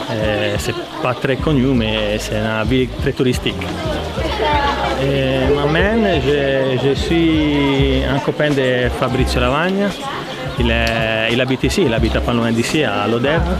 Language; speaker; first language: French; non-native, learner; Italian